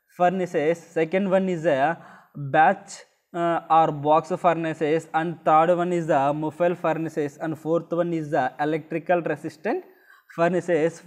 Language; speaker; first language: English; non-native, local second language; Telugu